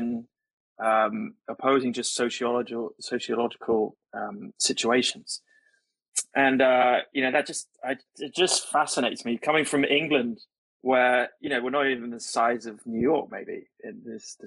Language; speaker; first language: English; native; English